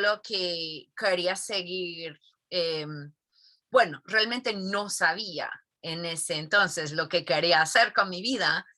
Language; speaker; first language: Spanish; non-native, fluent; English